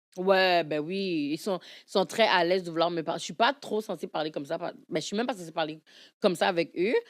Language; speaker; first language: French; early bilingual, other home language; Haitian Creole